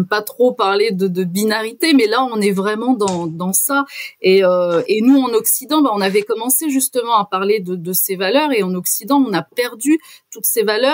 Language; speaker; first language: French; native; French